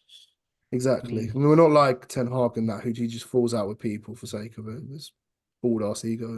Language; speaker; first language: English; native; English